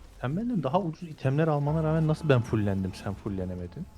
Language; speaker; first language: Turkish; native; Turkish